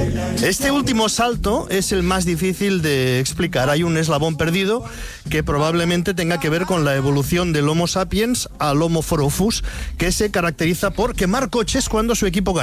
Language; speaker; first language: Spanish; native; Spanish